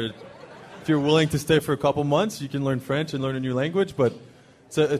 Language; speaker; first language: English; non-native, fluent; French